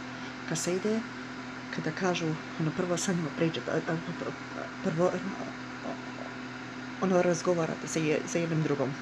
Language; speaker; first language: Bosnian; early bilingual, heritage; Bosnian